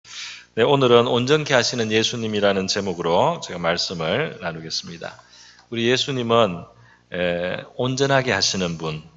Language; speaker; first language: Korean; native; Korean